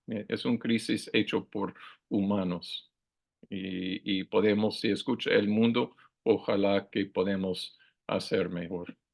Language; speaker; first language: Spanish; non-native, learner; English